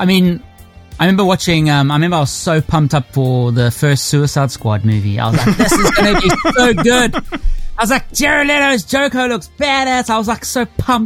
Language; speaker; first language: English; native; English